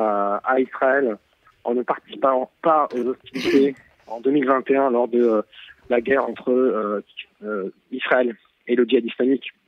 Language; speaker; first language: French; native; French